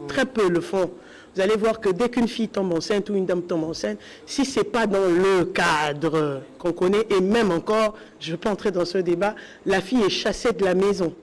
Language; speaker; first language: French; non-native, local second language; Lingala